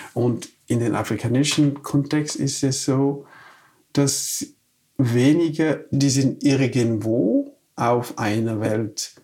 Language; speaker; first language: German; non-native, fluent; Wolof